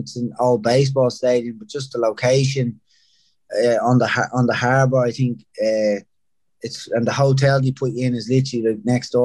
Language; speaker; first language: English; native; English